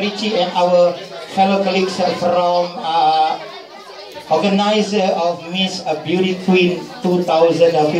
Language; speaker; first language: English; non-native, learner; Indonesian